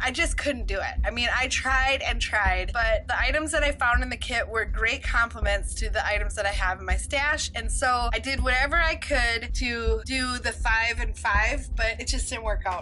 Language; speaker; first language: English; native; English